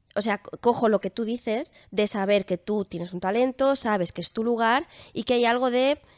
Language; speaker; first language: Spanish; native; Spanish